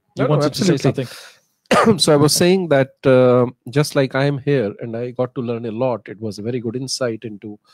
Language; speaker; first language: English; non-native, local second language; Hindi